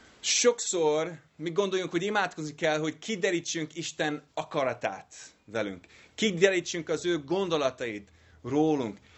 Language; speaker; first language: Hungarian; non-native, learner; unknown